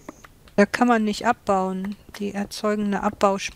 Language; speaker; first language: German; native; German